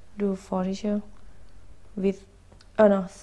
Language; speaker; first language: English; non-native, learner; Thai